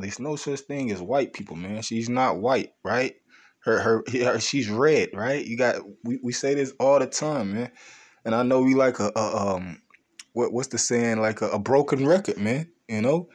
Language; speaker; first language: English; native; English